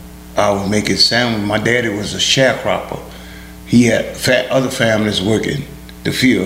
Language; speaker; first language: English; early bilingual, other home language; Haitian Creole